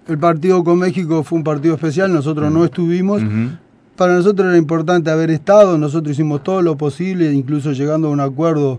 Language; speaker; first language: Spanish; native; Spanish